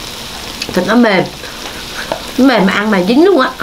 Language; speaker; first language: Vietnamese; native; Vietnamese